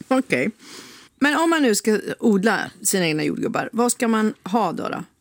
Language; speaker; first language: Swedish; native; Swedish